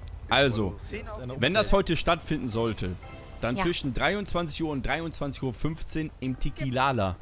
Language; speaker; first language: German; native; German